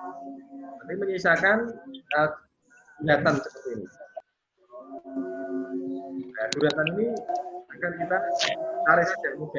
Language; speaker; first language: Indonesian; native; Indonesian